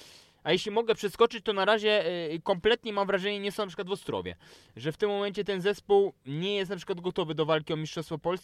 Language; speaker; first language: Polish; native; Polish